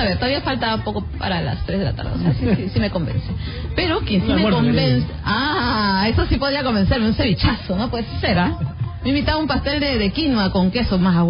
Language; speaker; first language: Spanish; native; Spanish